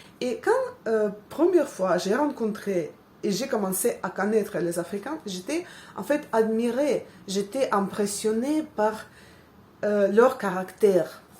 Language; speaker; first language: French; non-native, fluent; Russian